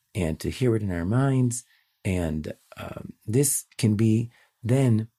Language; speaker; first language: English; native; English